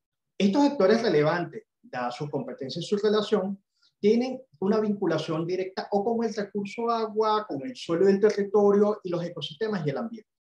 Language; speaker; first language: Spanish; native; Spanish